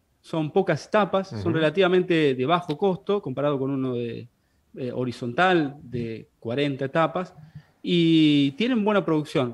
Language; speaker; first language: Spanish; native; Spanish